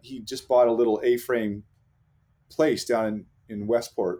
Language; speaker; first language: English; native; English